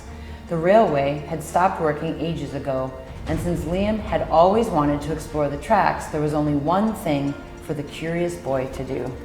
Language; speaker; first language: English; native; English